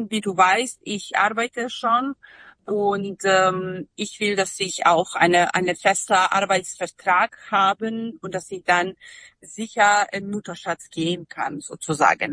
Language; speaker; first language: German; non-native, learner; Serbian